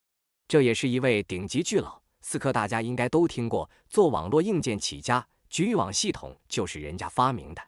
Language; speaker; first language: Chinese; native; Chinese